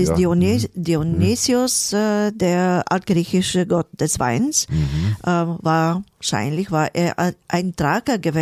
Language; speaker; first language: German; non-native, fluent; Bulgarian